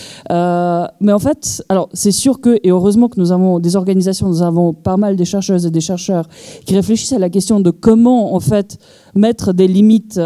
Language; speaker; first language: French; native; French